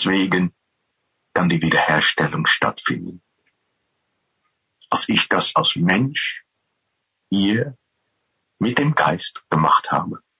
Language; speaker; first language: German; non-native, fluent; Dutch